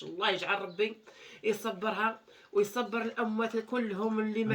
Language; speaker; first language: Arabic; native; Arabic